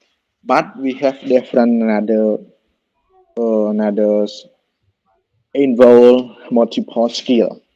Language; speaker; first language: English; non-native, learner; Khmer